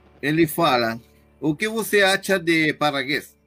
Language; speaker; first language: Portuguese; non-native, learner; Spanish